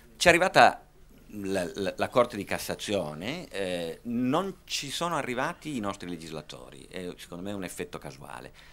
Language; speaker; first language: Italian; native; Italian